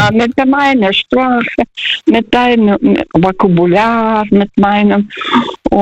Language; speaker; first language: German; early bilingual, other home language; Russian